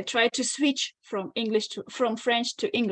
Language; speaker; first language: English; non-native, fluent; Russian